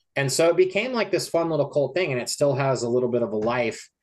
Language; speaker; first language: English; native; English